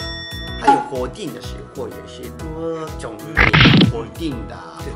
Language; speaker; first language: Chinese; non-native, fluent; Japanese